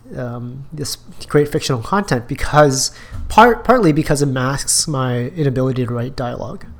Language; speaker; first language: English; native; English